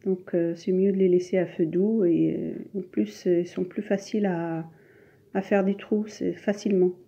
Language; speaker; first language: French; non-native, local second language; Arabic